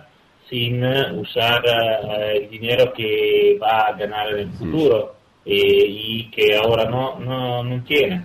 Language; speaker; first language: Spanish; non-native, fluent; Italian